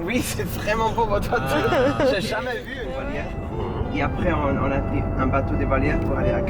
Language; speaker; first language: French; non-native, fluent; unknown